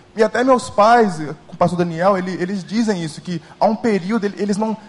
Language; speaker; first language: Portuguese; early bilingual, heritage; English